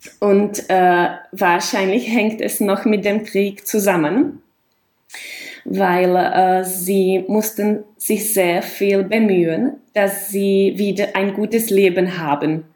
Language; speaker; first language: German; non-native, fluent; Czech